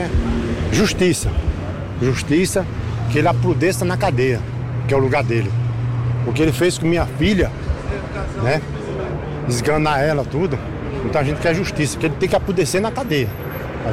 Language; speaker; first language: Portuguese; non-native, fluent; German